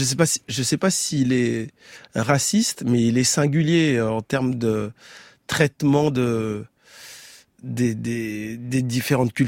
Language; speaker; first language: French; native; French